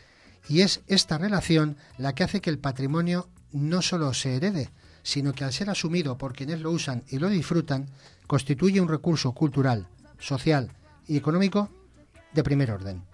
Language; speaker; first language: Spanish; native; Spanish